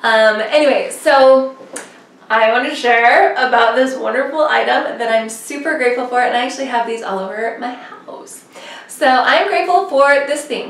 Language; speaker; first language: English; native; English